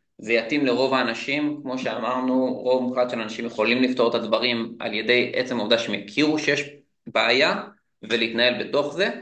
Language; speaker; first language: Hebrew; native; Hebrew